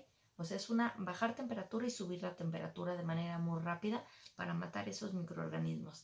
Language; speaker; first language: Spanish; native; Spanish